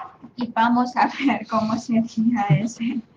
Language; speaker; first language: Spanish; non-native, fluent; Chinese